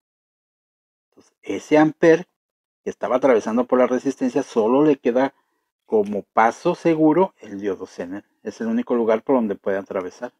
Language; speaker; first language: Spanish; native; Spanish